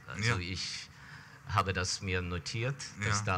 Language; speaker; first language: German; non-native, fluent; Ukrainian